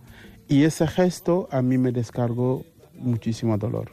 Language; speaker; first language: Spanish; non-native, fluent; Wolof